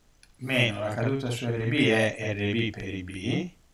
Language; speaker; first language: Italian; native; Italian